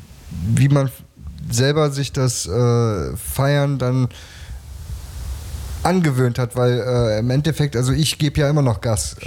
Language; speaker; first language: German; native; German